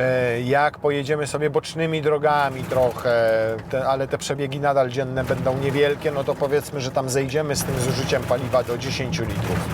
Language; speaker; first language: Polish; native; Polish